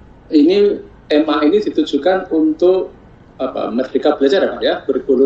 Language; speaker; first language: Indonesian; non-native, local second language; Javanese